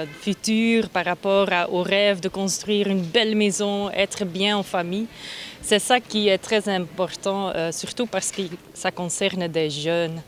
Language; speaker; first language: French; non-native, local second language; Dutch